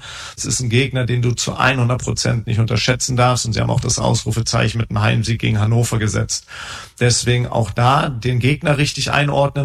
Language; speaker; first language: German; native; German